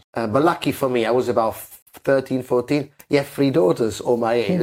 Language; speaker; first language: English; non-native, fluent; Italian